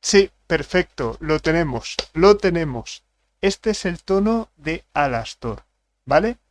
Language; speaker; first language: Spanish; native; Spanish